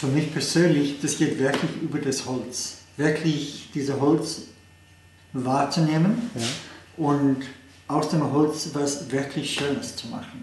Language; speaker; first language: German; non-native, fluent; English